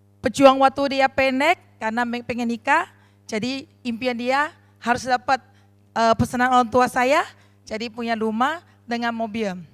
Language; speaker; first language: Indonesian; non-native, learner; Chinese